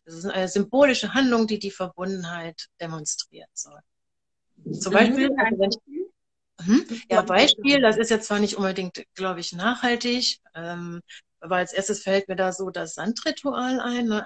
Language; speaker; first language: German; native; German